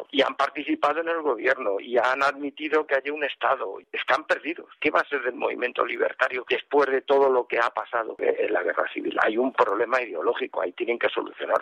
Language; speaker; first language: Spanish; native; Spanish